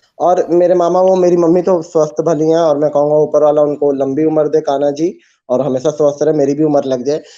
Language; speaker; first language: Hindi; native; Hindi